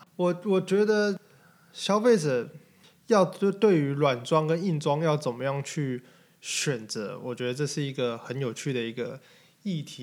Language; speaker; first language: Chinese; native; Chinese